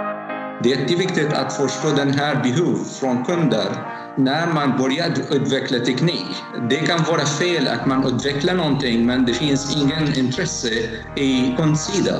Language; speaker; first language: Swedish; non-native, fluent; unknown